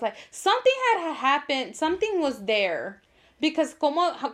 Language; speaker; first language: English; early bilingual, other home language; Spanish